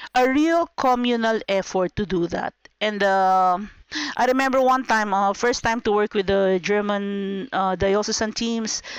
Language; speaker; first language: English; non-native, local second language; Filipino